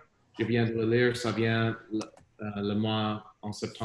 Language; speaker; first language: French; non-native, learner; English